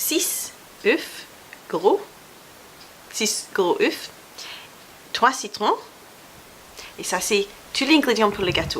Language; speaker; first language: French; non-native, fluent; English